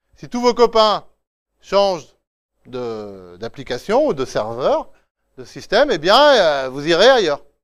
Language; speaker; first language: French; native; French